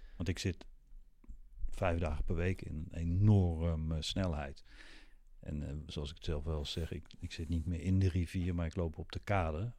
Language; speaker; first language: Dutch; native; Dutch